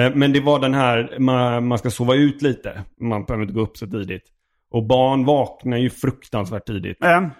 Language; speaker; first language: Swedish; early bilingual, heritage; Swedish